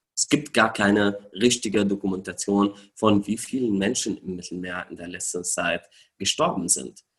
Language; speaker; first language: German; non-native, fluent; Arabic